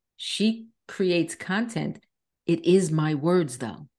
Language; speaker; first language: English; native; English